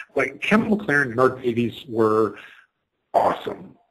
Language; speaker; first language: English; native; English